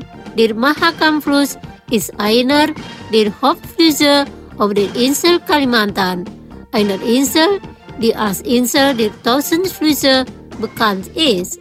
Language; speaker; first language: German; non-native, fluent; Indonesian